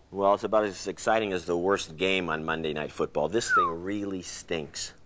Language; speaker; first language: English; native; English